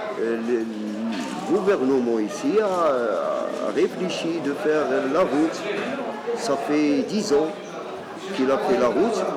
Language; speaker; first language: French; non-native, local second language; Arabic